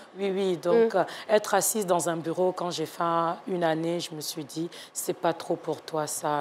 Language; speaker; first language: French; non-native, local second language; Yoruba